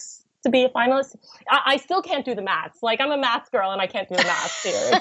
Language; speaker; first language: English; native; English